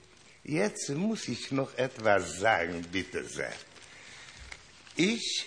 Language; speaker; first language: German; non-native, learner; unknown